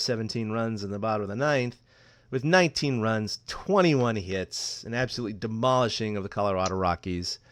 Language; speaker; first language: English; native; English